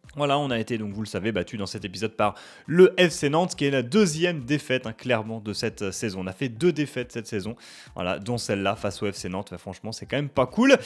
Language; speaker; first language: French; native; French